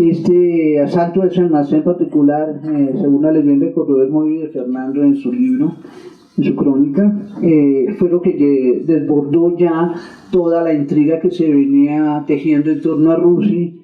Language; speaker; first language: Spanish; native; Spanish